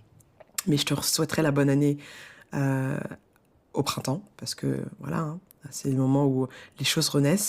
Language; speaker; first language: French; native; French